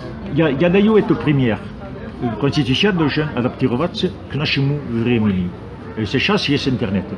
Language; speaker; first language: Russian; non-native, fluent; French